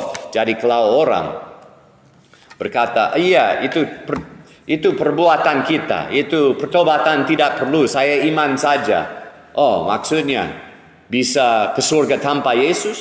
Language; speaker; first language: Indonesian; non-native, fluent; English